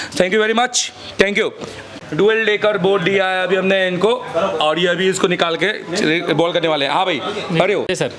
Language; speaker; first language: Hindi; native; Hindi